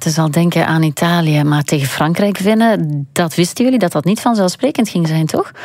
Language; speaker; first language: Dutch; native; Dutch